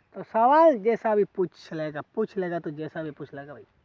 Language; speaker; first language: Hindi; non-native, local second language; Bangla